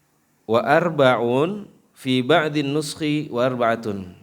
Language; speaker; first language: Arabic; non-native, fluent; Indonesian